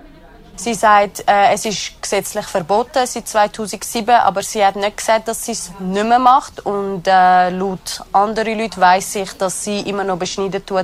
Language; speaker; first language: German; non-native, fluent; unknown